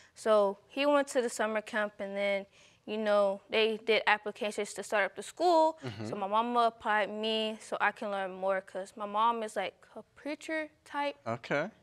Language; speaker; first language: English; native; English